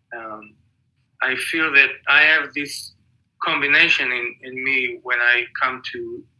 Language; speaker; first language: English; non-native, fluent; Hebrew